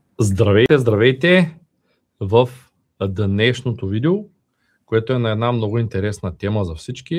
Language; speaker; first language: Bulgarian; native; Bulgarian